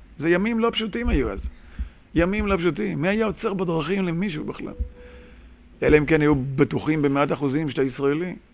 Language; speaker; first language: Hebrew; native; Hebrew